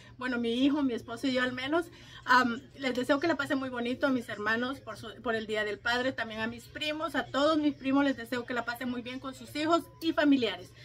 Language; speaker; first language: Spanish; native; Spanish